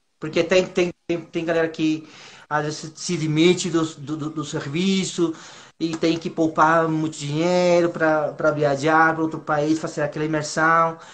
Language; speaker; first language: Portuguese; non-native, fluent; Spanish